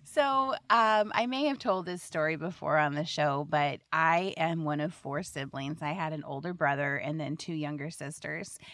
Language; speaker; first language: English; native; English